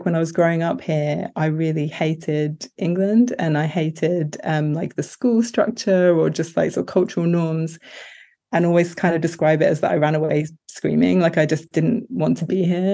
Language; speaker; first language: English; native; English